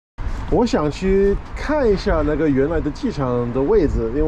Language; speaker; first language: Chinese; non-native, fluent; English